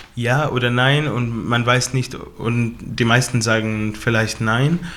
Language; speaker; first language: German; non-native, fluent; Arabic